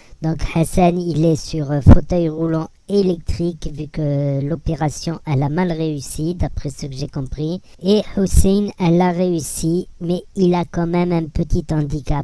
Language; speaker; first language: French; native; French